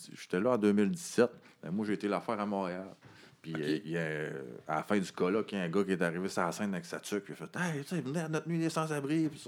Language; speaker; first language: French; native; French